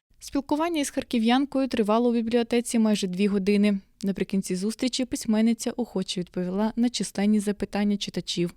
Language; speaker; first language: Ukrainian; native; Ukrainian